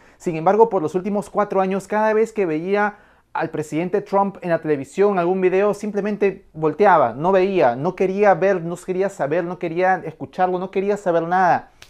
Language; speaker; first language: Spanish; native; Spanish